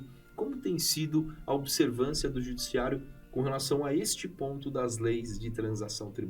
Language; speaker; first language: Portuguese; native; Portuguese